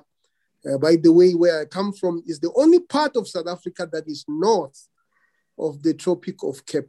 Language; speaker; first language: English; non-native, local second language; Venda